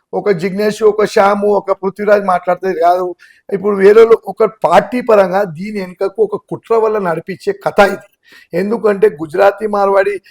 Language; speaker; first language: Telugu; non-native, local second language; Gujarati